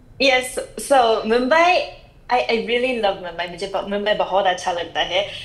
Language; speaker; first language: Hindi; non-native, fluent; Japanese